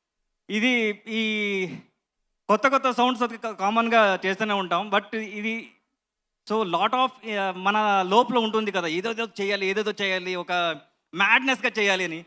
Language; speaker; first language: Telugu; non-native, learner; Kannada